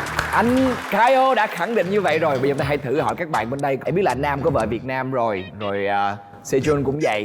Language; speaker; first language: Vietnamese; native; Vietnamese